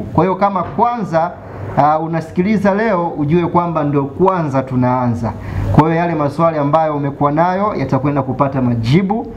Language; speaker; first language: Swahili; native; Swahili